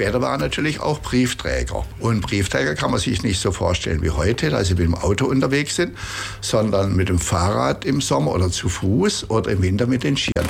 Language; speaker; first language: German; native; German